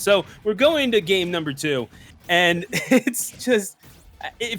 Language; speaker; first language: English; native; English